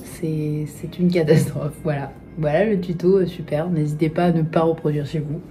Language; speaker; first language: French; native; French